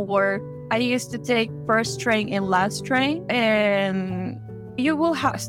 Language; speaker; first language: English; non-native, fluent; Japanese